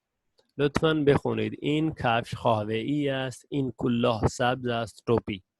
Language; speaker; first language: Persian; non-native, fluent; Urdu